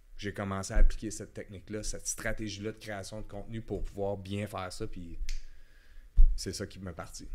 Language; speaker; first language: French; native; French